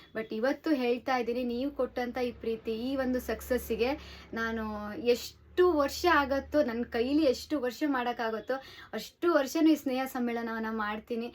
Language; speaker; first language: Kannada; native; Kannada